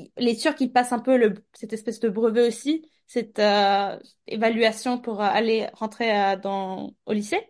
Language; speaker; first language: French; non-native, fluent; Turkish